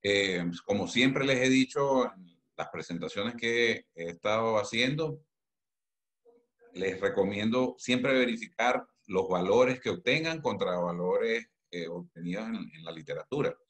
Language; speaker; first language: Spanish; native; Spanish